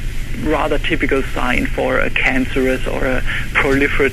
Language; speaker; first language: English; non-native, fluent; German